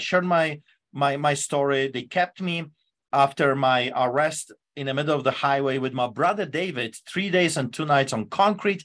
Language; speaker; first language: English; non-native, fluent; Polish